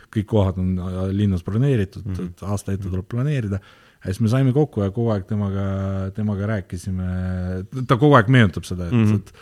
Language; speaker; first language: Estonian; non-native, local second language; Russian